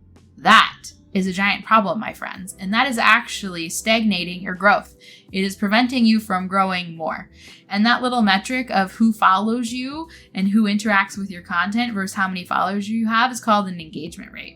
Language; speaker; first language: English; native; English